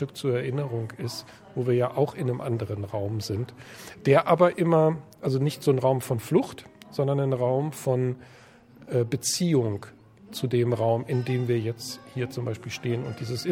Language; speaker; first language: German; native; German